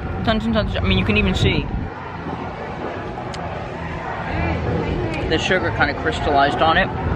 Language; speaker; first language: English; native; English